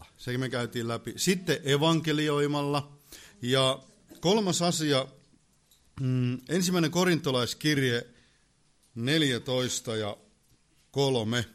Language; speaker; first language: Finnish; native; Finnish